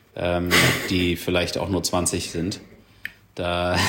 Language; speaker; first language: German; native; German